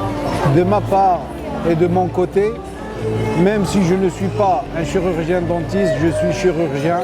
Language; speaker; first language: French; non-native, local second language; Arabic